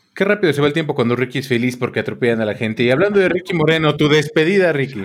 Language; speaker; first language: Spanish; native; Spanish